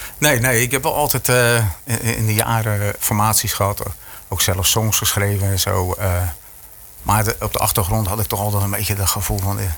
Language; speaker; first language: Dutch; native; Dutch